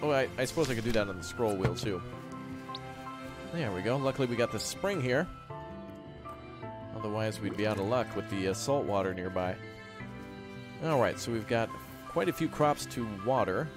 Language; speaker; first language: English; native; English